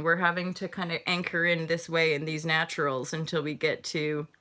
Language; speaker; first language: English; native; English